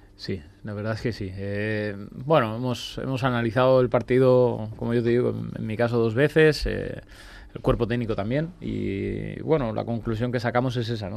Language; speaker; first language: Spanish; native; Spanish